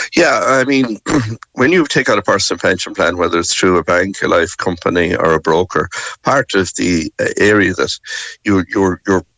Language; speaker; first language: English; native; English